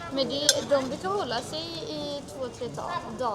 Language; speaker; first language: Swedish; native; Swedish